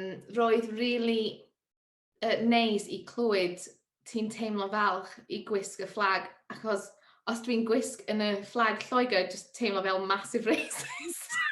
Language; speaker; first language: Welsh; non-native, learner; English